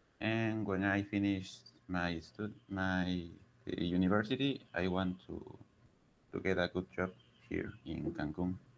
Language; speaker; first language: English; non-native, learner; Spanish